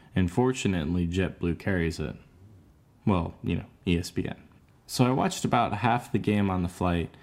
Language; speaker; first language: English; native; English